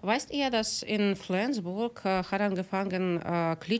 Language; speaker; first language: German; non-native, learner; Ukrainian